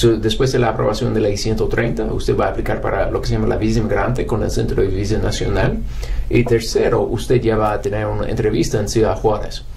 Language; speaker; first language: Spanish; non-native, fluent; English